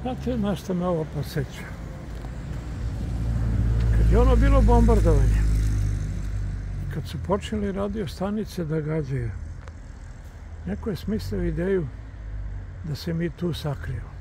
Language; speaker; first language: Croatian; native; Croatian